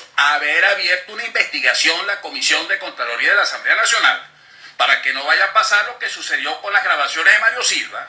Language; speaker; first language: Spanish; native; Spanish